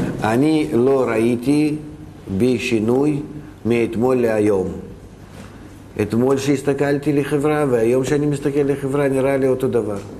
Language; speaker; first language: Hebrew; non-native, fluent; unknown